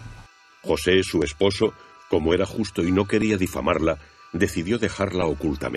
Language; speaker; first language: Spanish; native; Spanish